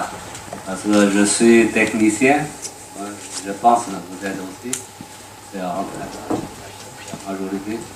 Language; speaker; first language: French; non-native, learner; Chinese